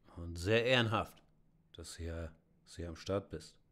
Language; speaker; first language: German; native; German